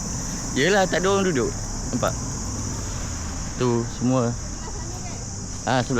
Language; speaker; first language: Malay; native; Malay